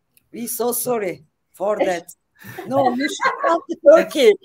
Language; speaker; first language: English; non-native, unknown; Turkish